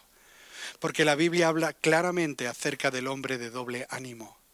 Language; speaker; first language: Spanish; native; Spanish